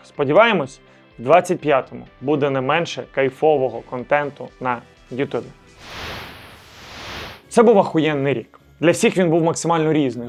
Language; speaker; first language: Ukrainian; native; Ukrainian